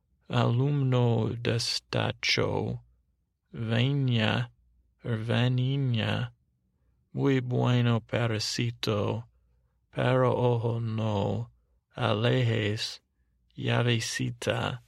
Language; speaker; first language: Spanish; non-native, learner; English